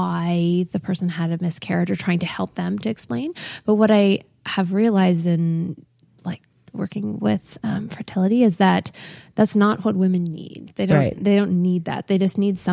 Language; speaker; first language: English; native; English